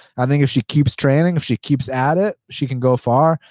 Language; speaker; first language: English; early bilingual, other home language; Spanish